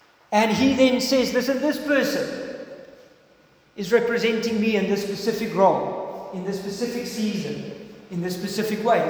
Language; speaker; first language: English; non-native, local second language; Afrikaans